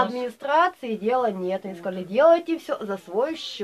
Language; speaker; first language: Russian; native; Russian